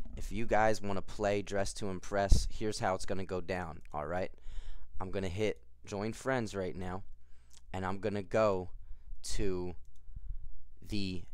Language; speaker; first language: English; native; English